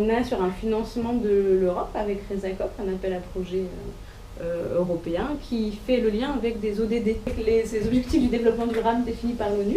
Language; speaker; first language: French; native; French